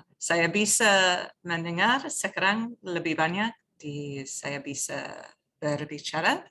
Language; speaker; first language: Indonesian; non-native, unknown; English